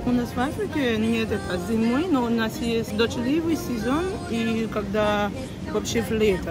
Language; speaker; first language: Russian; non-native, fluent; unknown